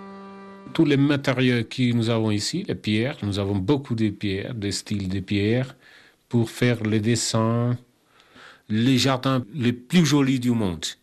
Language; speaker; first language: French; non-native, learner; Kabuverdianu